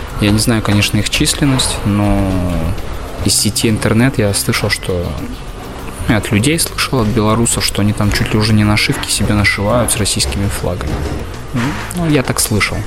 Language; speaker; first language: Russian; native; Russian